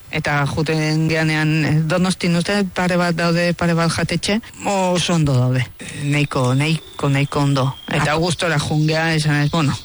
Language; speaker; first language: Basque; early bilingual, heritage; Spanish